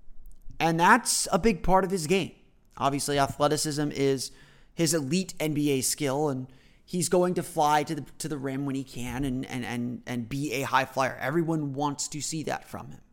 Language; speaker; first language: English; native; English